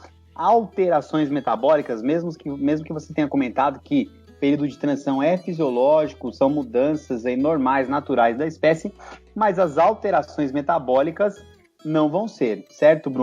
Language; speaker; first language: Portuguese; native; Portuguese